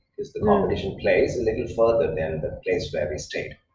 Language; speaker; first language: English; non-native, local second language; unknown